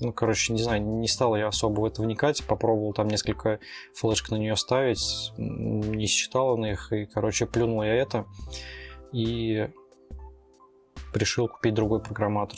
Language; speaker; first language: Russian; native; Russian